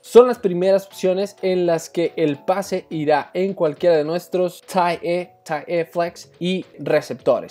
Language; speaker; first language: Spanish; native; Spanish